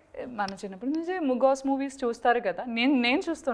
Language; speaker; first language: Telugu; non-native, learner; Malayalam